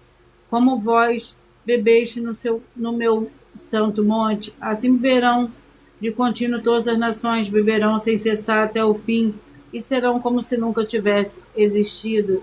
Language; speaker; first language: Portuguese; native; Portuguese